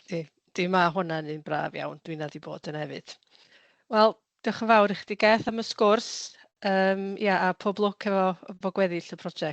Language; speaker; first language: Welsh; native; Welsh